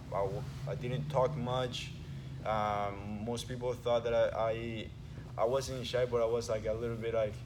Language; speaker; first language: English; early bilingual, other home language; Spanish